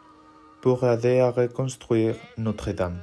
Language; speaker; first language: French; non-native, learner; Spanish